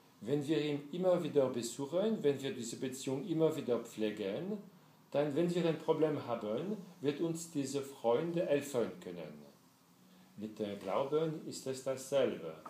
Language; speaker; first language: German; non-native, fluent; French